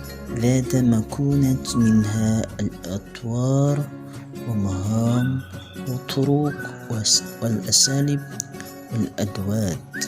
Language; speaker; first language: Arabic; non-native, learner; Indonesian